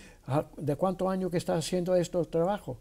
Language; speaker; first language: Spanish; non-native, learner; English